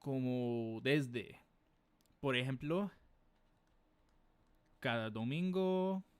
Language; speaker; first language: Spanish; non-native, fluent; English